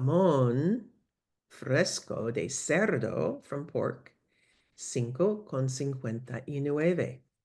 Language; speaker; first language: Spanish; non-native, fluent; English